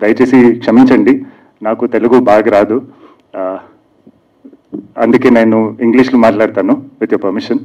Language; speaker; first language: Telugu; non-native, learner; Kannada